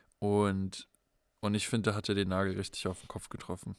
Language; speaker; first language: German; native; German